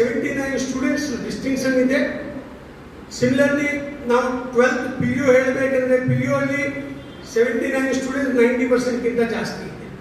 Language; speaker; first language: Kannada; non-native, learner; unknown